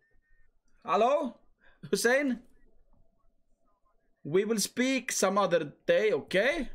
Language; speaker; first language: English; non-native, fluent; Swedish